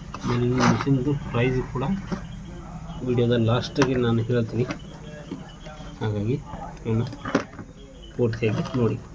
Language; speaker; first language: Kannada; native; Kannada